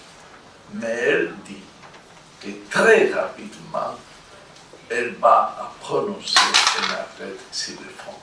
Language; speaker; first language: French; non-native, fluent; Spanish